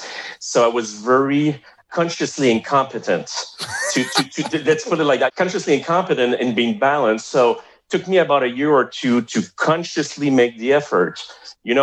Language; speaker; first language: English; non-native, fluent; French